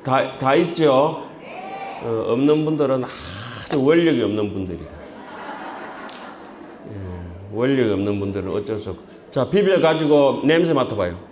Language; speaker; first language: Korean; native; Korean